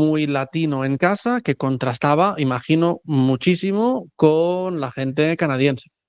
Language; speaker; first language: Spanish; native; Spanish